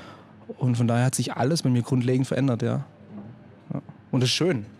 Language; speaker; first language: German; native; German